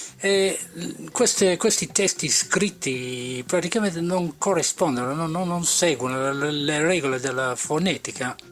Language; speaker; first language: Italian; non-native, fluent; English